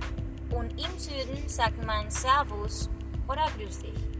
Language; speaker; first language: German; non-native, learner; Spanish